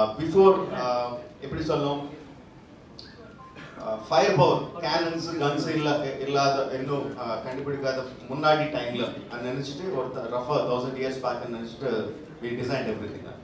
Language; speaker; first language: Tamil; non-native, local second language; Telugu